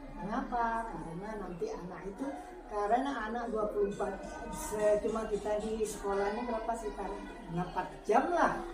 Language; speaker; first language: Indonesian; non-native, local second language; Madurese